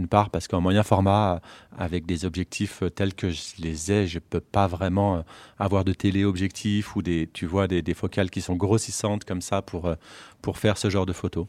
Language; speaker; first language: French; native; French